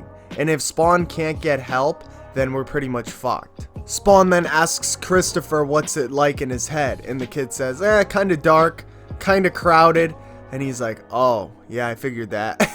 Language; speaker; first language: English; native; English